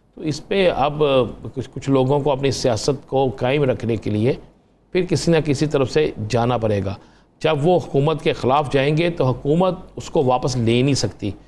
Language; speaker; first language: Urdu; non-native, local second language; Punjabi